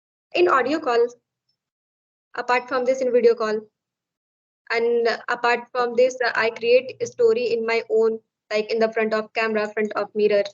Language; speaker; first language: English; non-native, learner; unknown